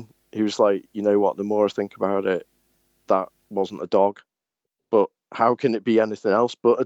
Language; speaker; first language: English; native; English